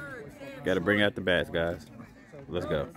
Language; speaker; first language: English; native; English